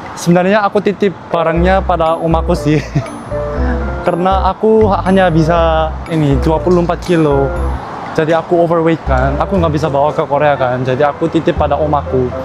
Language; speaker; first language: Indonesian; non-native, fluent; Korean